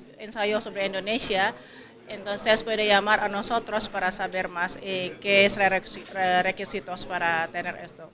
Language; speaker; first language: Spanish; non-native, learner; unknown